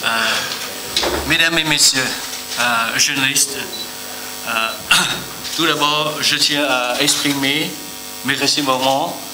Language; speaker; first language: French; non-native, learner; Vietnamese